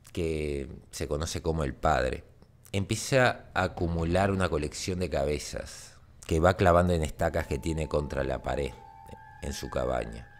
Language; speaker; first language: Spanish; native; Spanish